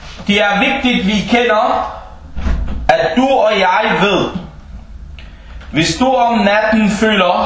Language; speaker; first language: Danish; non-native, local second language; Arabic